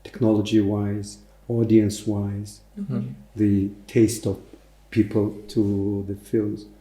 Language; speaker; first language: English; non-native, fluent; Mongolian